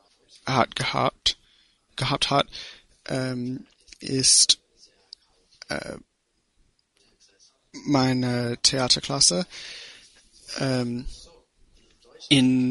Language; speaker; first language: German; non-native, learner; English